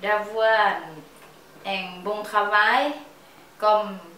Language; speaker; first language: French; non-native, learner; Lao